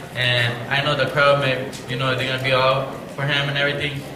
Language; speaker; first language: English; non-native, fluent; Spanish